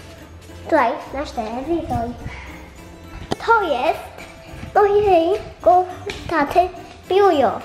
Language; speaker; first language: Polish; early bilingual, heritage; Polish